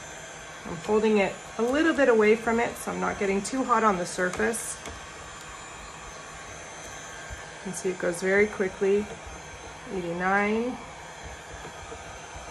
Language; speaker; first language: English; native; English